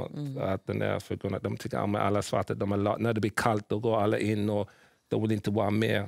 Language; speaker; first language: Swedish; early bilingual, other home language; English